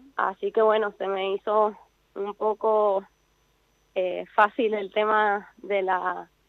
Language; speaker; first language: Spanish; native; Spanish